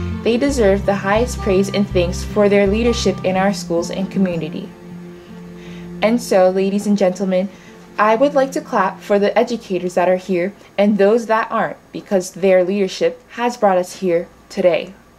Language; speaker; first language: English; early bilingual, other home language; Haitian Creole